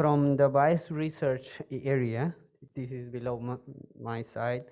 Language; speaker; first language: English; non-native, fluent; Spanish